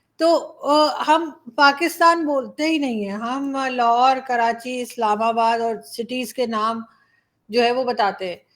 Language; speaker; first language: Urdu; native; Urdu